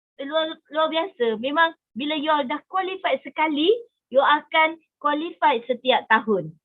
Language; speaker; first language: Malay; native; Malay